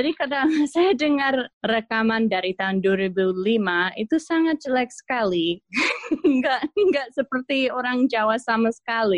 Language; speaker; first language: Indonesian; non-native, fluent; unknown